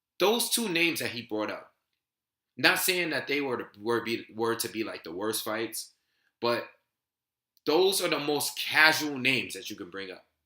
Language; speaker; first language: English; native; English